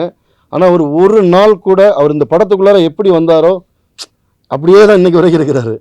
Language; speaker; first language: Tamil; native; Tamil